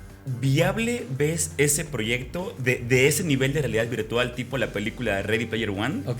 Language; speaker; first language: Spanish; native; Spanish